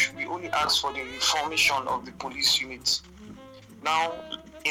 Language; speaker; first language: English; non-native, local second language; Igbo